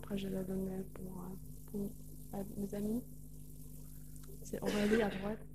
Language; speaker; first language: French; non-native, learner; Polish